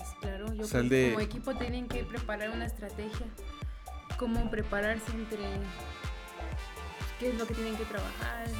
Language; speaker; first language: Spanish; native; Spanish